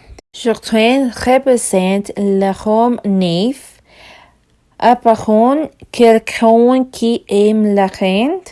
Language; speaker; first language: French; non-native, learner; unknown